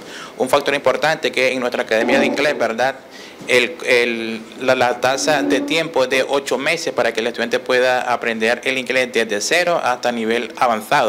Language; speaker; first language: Spanish; native; Spanish